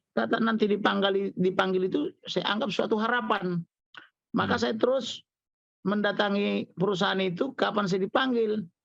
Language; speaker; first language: Indonesian; non-native, local second language; Batak Toba